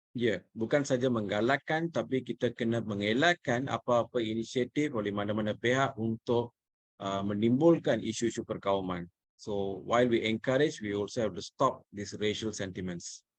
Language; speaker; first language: Malay; non-native, local second language; Tamil